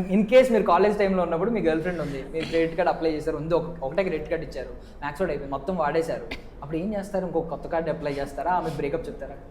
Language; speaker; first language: Telugu; native; Telugu